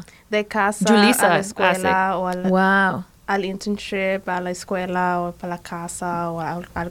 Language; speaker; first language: Spanish; early bilingual, other home language; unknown